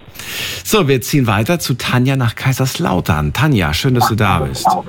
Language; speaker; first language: German; native; German